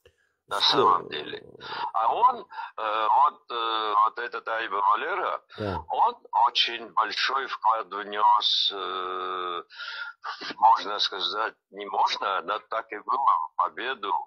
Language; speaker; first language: Russian; non-native, local second language; Abkhazian